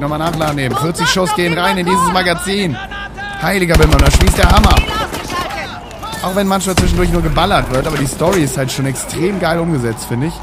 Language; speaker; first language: German; native; German